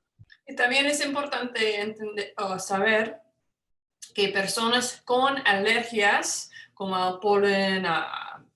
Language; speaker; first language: Spanish; non-native, fluent; English